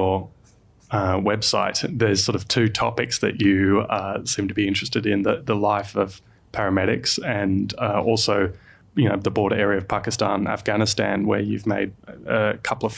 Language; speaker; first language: English; native; English